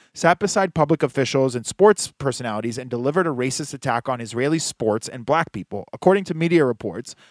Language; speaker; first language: English; early bilingual, other home language; Hebrew